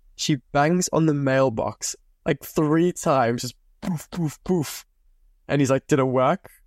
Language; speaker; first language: English; native; English